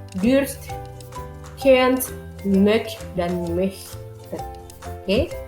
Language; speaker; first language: German; non-native, fluent; Indonesian